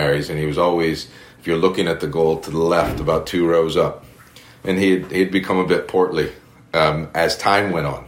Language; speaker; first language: English; native; English